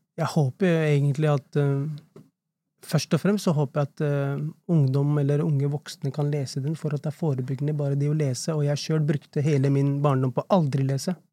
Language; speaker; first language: Norwegian; early bilingual, other home language; Urdu